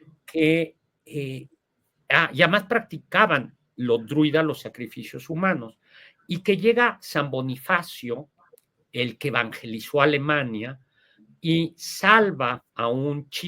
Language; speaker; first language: Spanish; native; Spanish